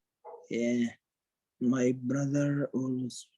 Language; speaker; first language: English; non-native, learner; Arabic